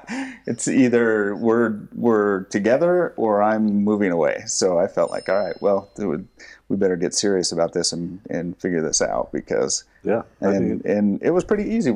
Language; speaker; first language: English; native; English